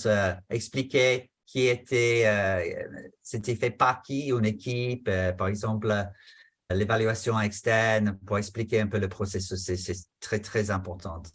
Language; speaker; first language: French; non-native, fluent; English